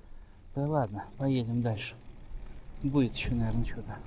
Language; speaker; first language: Russian; native; Russian